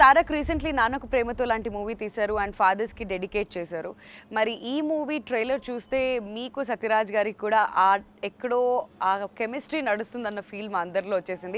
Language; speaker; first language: Telugu; native; Telugu